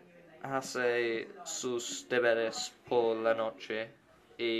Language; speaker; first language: Spanish; non-native, learner; English